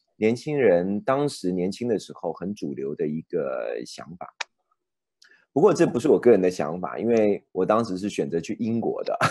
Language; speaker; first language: Chinese; native; Chinese